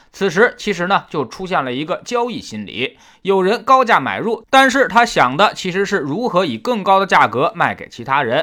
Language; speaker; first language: Chinese; native; Chinese